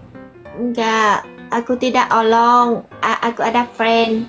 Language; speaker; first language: Indonesian; non-native, learner; Vietnamese